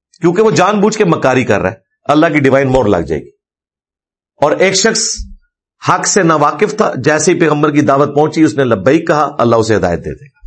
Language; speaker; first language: Urdu; non-native, local second language; Punjabi